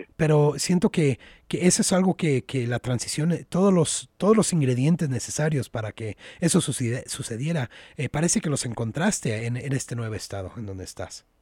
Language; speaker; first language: Spanish; early bilingual, heritage; Spanish